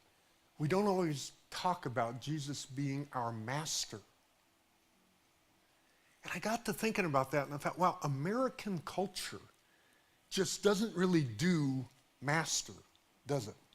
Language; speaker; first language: English; native; English